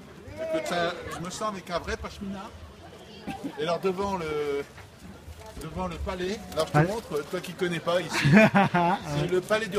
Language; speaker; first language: French; native; French